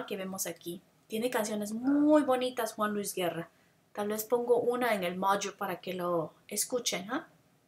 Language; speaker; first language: Spanish; non-native, fluent; English